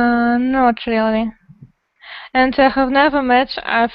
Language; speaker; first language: English; non-native, fluent; Russian